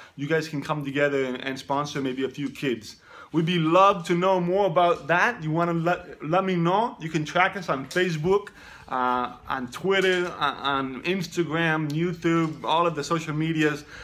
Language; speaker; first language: English; native; English